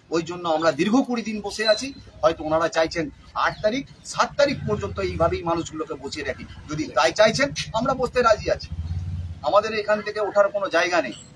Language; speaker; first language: Bangla; non-native, local second language; Santali